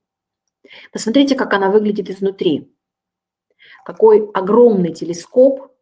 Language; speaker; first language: Russian; native; Russian